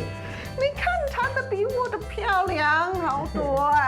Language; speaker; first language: Chinese; non-native, learner; English